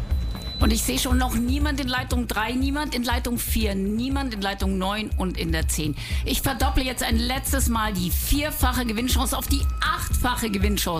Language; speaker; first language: German; native; German